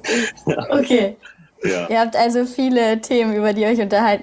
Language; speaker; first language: German; native; German